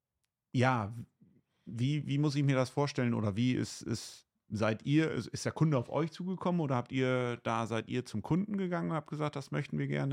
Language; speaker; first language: German; native; German